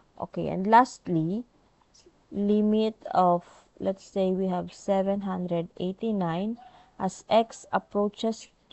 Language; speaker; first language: English; non-native, local second language; Filipino